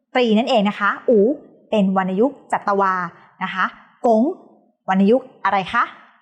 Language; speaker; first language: Thai; native; Thai